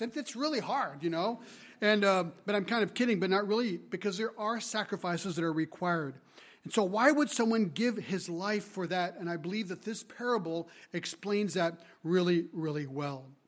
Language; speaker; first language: English; early bilingual, other home language; French